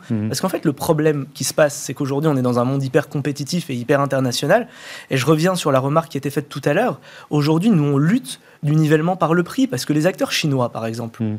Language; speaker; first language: French; native; French